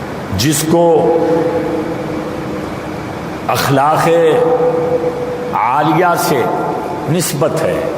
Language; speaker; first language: Urdu; native; Urdu